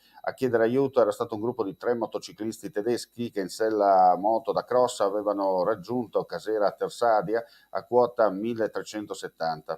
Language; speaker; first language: Italian; native; Italian